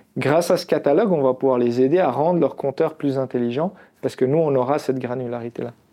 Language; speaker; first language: French; non-native, local second language; Arabic